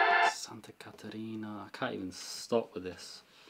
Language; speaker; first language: English; native; English